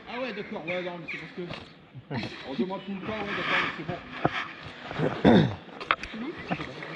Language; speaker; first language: French; native; French